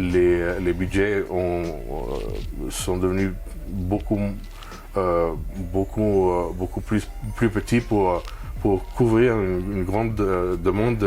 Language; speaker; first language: French; non-native, fluent; Spanish